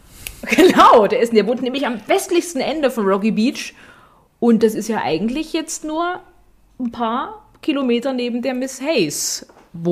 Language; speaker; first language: German; native; German